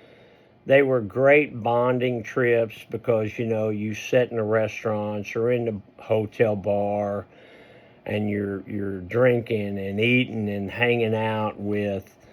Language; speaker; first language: English; native; English